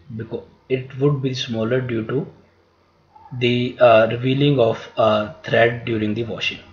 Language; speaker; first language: English; non-native, local second language; Urdu